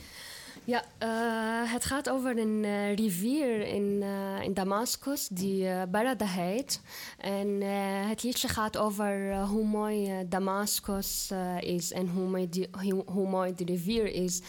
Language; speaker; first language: Dutch; non-native, fluent; Arabic